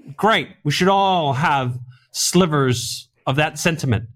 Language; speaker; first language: English; non-native, fluent; Danish